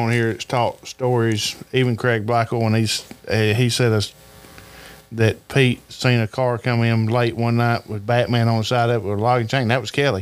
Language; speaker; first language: English; native; English